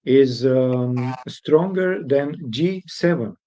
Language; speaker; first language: English; non-native, fluent; Romanian